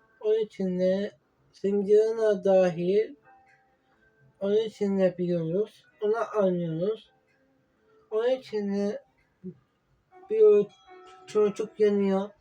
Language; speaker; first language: Turkish; non-native, learner; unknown